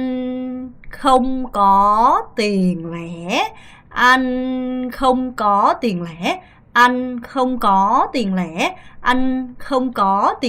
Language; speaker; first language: Vietnamese; non-native, fluent; Korean